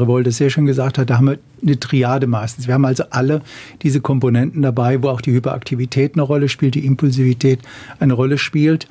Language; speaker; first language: German; native; German